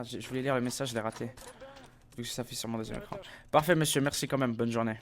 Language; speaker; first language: French; native; French